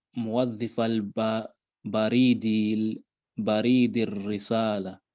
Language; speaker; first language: Arabic; non-native, learner; English